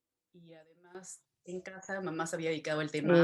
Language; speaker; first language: Spanish; native; Spanish